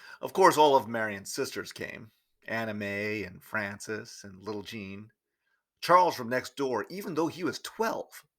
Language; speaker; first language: English; native; English